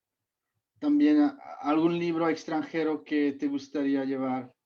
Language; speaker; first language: Spanish; non-native, fluent; Czech